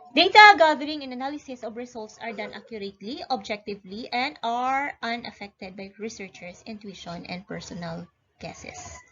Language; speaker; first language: English; non-native, local second language; Filipino